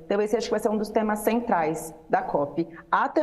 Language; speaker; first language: Portuguese; native; Portuguese